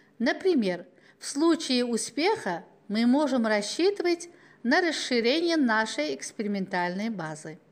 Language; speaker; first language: Russian; non-native, local second language; Uzbek